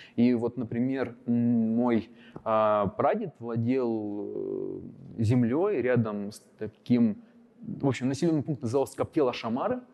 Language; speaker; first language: Russian; native; Russian